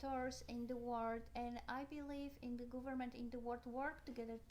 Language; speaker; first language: English; non-native, learner; Polish